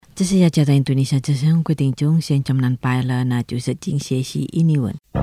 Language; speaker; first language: Chinese; non-native, fluent; Indonesian